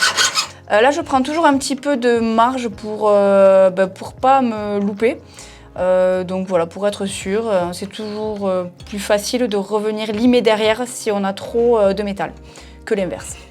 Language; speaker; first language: French; native; French